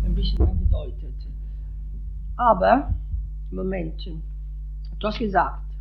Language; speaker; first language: German; non-native, fluent; Italian